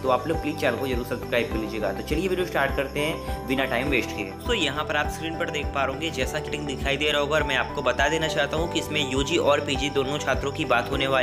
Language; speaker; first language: Hindi; native; Hindi